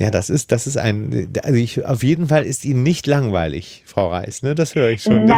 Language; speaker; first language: German; native; German